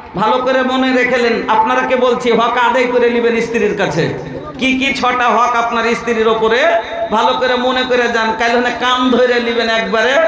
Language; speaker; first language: Bangla; non-native, local second language; Bhojpuri